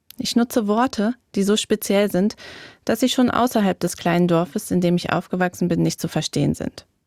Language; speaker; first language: German; native; German